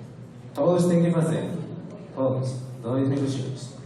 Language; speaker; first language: Portuguese; non-native, fluent; Spanish